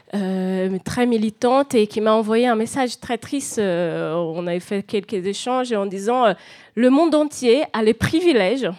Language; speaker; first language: French; non-native, fluent; Portuguese